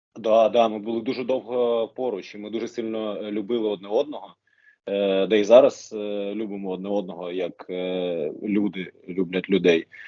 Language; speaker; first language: Ukrainian; non-native, local second language; Russian